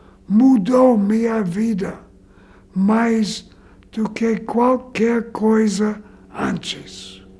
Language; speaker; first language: Portuguese; non-native, fluent; English